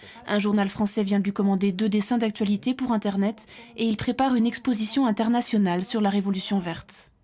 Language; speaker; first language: French; native; French